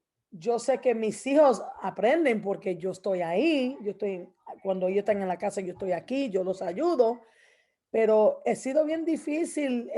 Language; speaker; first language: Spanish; early bilingual, heritage; Spanish